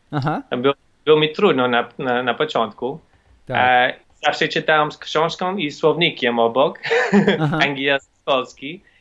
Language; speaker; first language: Polish; non-native, learner; English